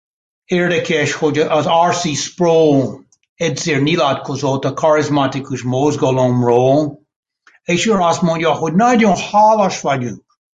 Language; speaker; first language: Hungarian; non-native, fluent; English